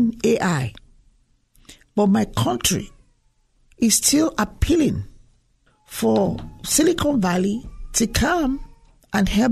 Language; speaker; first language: English; non-native, local second language; Yoruba